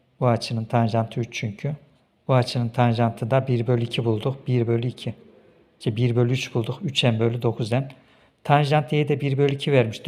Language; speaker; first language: Turkish; native; Turkish